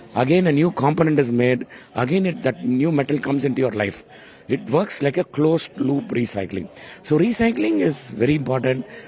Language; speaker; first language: English; non-native, local second language; Tamil